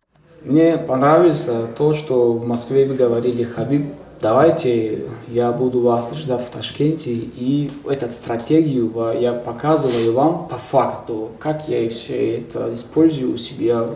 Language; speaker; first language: Russian; non-native, local second language; Tajik